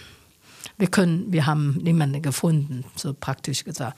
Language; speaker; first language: German; non-native, learner; Chinese